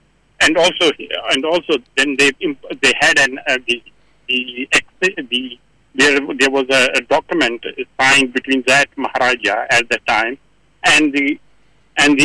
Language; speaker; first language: English; non-native, local second language; Kashmiri